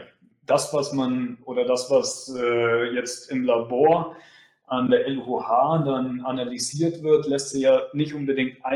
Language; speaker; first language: German; native; German